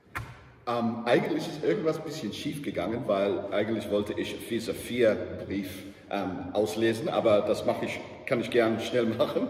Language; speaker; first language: German; non-native, learner; English